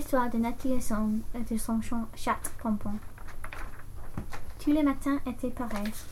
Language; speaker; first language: French; non-native, learner; English